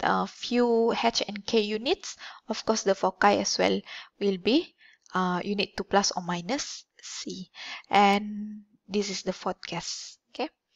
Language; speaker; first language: English; non-native, local second language; Malay